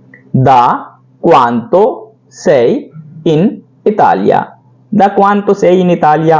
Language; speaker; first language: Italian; non-native, learner; Hindi